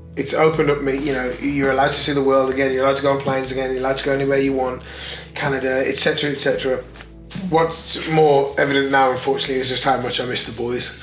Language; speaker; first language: English; native; English